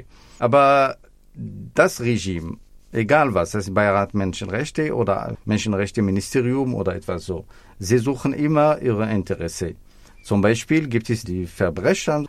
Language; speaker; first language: German; non-native, fluent; Arabic